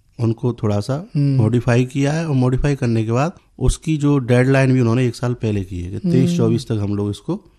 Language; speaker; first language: Hindi; native; Hindi